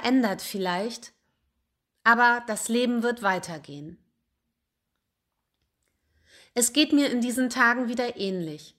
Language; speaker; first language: German; native; German